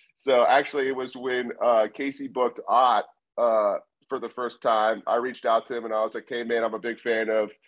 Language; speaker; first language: English; native; English